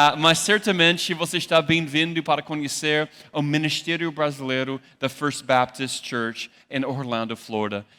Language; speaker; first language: Portuguese; non-native, fluent; English